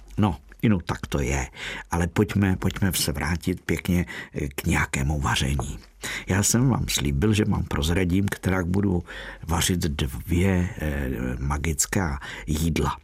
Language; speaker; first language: Czech; native; Czech